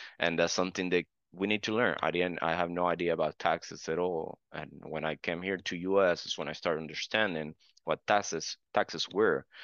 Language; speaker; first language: English; non-native, fluent; Spanish